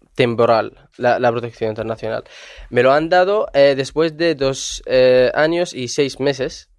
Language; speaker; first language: Spanish; non-native, fluent; Arabic